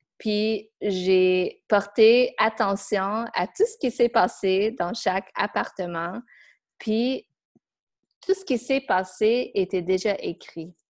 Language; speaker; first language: French; non-native, fluent; English